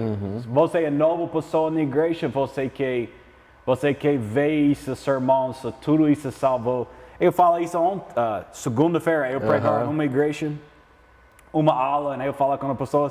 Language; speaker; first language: Portuguese; non-native, learner; English